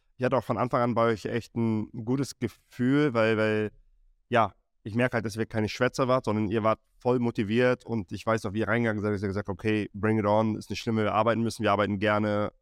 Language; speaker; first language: German; native; German